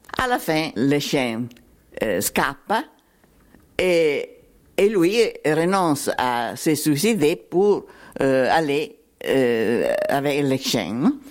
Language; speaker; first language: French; non-native, learner; Italian